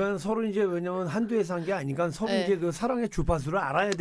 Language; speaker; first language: Korean; native; Korean